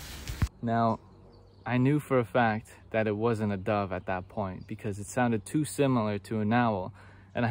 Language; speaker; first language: English; native; English